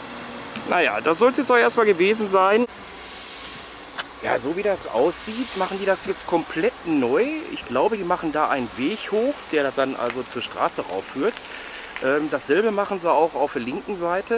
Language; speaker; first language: German; native; German